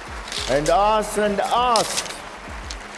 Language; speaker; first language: English; non-native, local second language; Shona